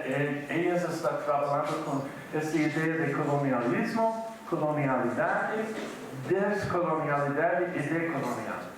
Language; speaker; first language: Portuguese; non-native, fluent; English